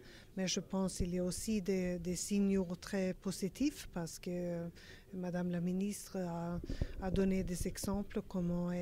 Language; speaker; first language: French; non-native, learner; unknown